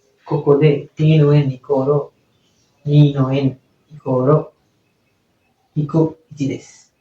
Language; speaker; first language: Japanese; non-native, learner; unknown